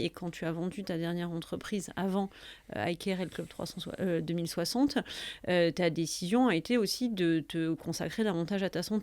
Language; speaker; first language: French; native; French